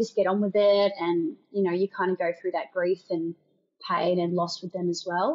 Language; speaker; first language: English; native; English